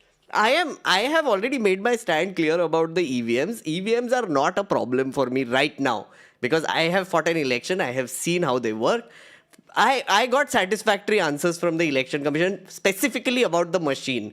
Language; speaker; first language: English; non-native, local second language; Hindi